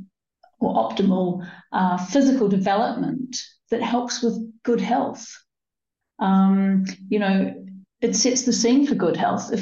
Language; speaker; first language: English; native; English